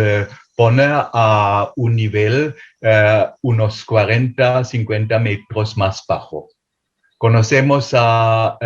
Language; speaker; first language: Spanish; non-native, fluent; German